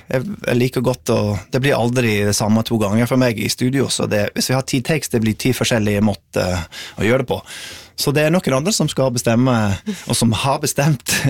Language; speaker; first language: Norwegian; non-native, fluent; English